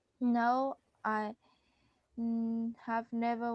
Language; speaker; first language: English; non-native, learner; Vietnamese